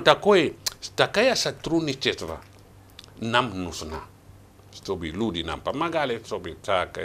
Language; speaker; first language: Russian; non-native, learner; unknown